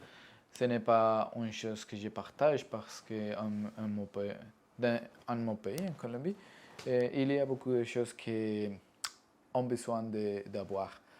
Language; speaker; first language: French; non-native, learner; Spanish